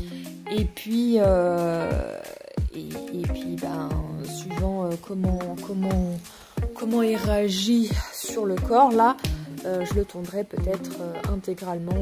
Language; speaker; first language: French; native; French